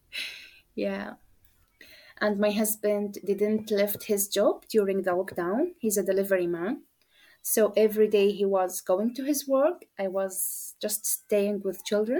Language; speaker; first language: English; non-native, learner; Arabic